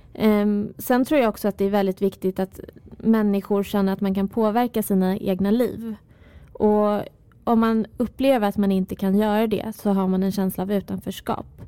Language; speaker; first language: Swedish; early bilingual, other home language; Persian